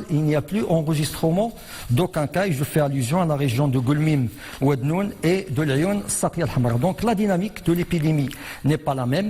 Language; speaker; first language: French; non-native, local second language; Arabic